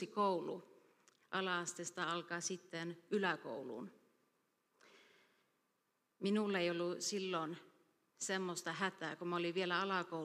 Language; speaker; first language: Finnish; early bilingual, heritage; Finnish